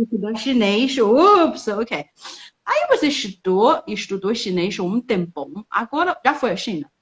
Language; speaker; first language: Portuguese; non-native, fluent; Chinese